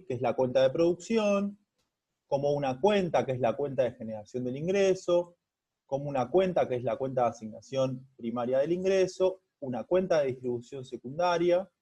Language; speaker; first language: Spanish; native; Spanish